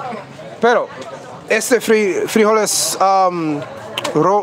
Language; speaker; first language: Spanish; non-native, learner; English